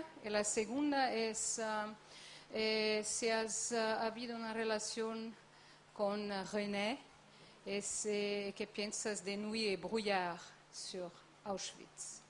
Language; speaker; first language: Spanish; non-native, learner; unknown